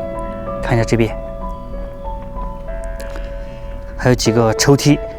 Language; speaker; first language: Chinese; native; Chinese